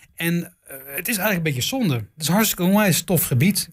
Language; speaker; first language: Dutch; native; Dutch